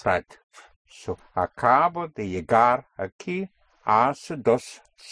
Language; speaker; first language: Spanish; non-native, fluent; English